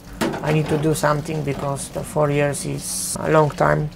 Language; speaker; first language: English; non-native, learner; Polish